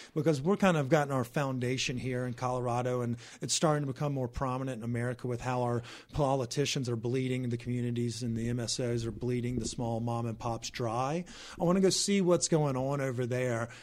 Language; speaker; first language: English; native; English